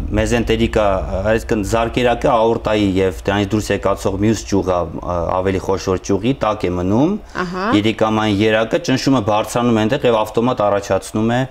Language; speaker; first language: Armenian; native; Armenian